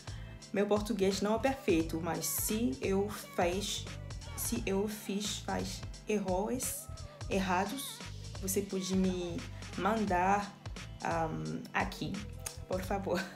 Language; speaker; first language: Portuguese; non-native, learner; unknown